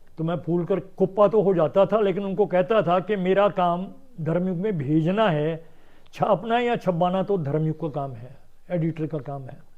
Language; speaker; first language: Hindi; non-native, local second language; Punjabi